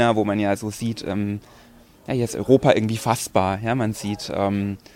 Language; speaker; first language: German; native; German